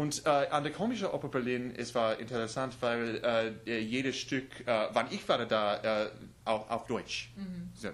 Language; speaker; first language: German; non-native, learner; English